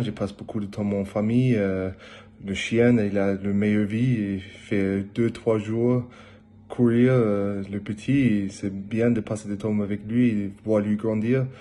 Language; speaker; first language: French; non-native, learner; English